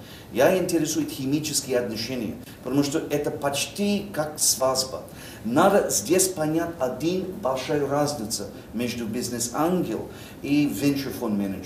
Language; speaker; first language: Russian; non-native, learner; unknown